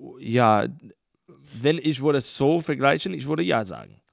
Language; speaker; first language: German; non-native, learner; English